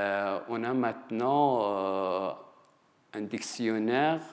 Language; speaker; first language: French; non-native, fluent; Persian